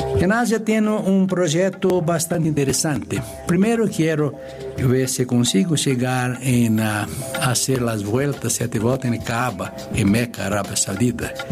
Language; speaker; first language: Spanish; non-native, fluent; Portuguese